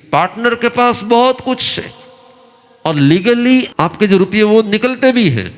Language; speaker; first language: Hindi; non-native, local second language; Gujarati